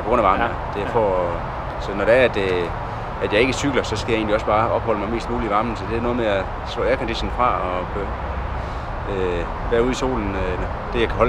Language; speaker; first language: Danish; native; Danish